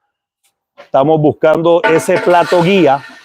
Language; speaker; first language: Spanish; native; Spanish